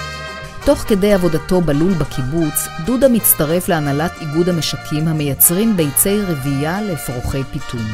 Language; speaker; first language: Hebrew; native; Hebrew